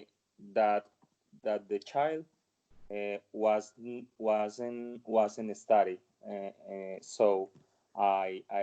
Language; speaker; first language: English; non-native, learner; Spanish